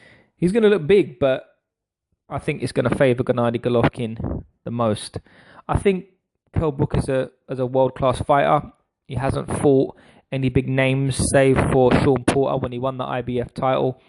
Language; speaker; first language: English; native; English